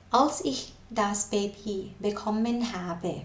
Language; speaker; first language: German; non-native, fluent; Thai